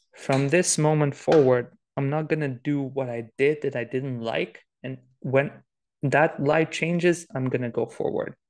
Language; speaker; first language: English; non-native, fluent; Romanian